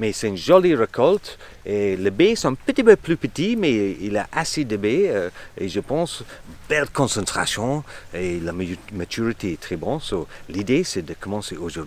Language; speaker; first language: French; non-native, fluent; English